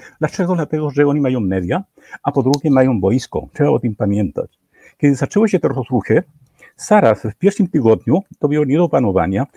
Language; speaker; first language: Polish; non-native, fluent; Spanish